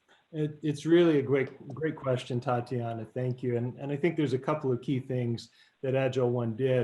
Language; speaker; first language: English; native; English